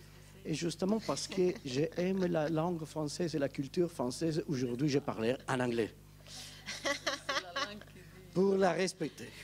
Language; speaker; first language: French; non-native, learner; Italian